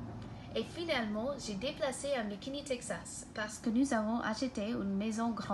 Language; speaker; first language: French; non-native, learner; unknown